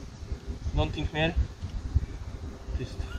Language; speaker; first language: Swedish; non-native, fluent; Polish